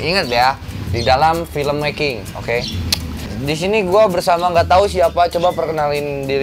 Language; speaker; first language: Indonesian; native; Indonesian